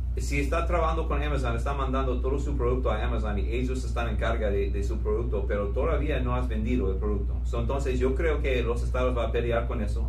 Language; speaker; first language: Spanish; non-native, fluent; English